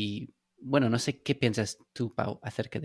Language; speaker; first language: Spanish; non-native, fluent; English